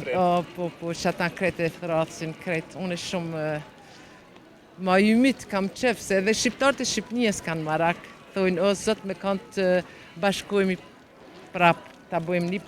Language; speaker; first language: Albanian; early bilingual, heritage; Albanian